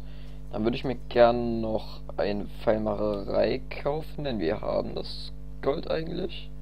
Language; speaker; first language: German; native; German